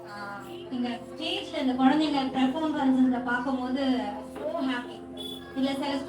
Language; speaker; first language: Tamil; native; Tamil